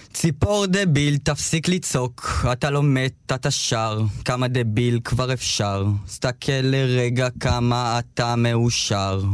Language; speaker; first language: Hebrew; early bilingual, other home language; Russian